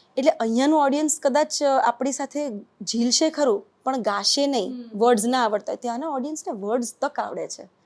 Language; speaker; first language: Gujarati; native; Gujarati